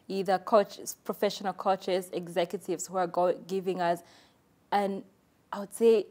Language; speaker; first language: English; non-native, local second language; Kinyarwanda